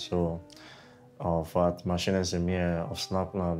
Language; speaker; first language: Swedish; non-native, fluent; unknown